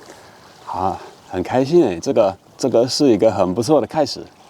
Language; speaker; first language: Chinese; non-native, fluent; English